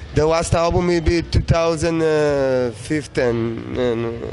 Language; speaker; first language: English; non-native, learner; Macedonian